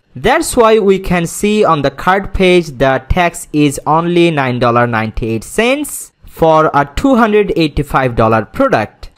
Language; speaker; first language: English; non-native, local second language; Bangla